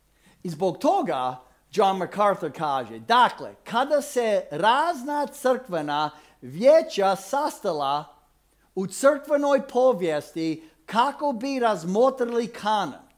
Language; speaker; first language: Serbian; non-native, fluent; English